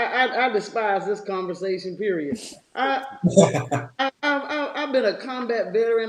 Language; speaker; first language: English; native; English